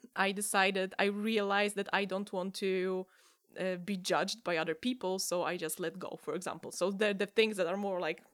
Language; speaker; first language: English; non-native, fluent; Polish